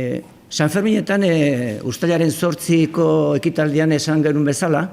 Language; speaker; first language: Basque; non-native, local second language; Spanish